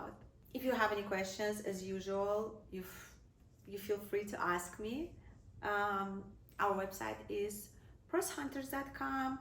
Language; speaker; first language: English; non-native, fluent; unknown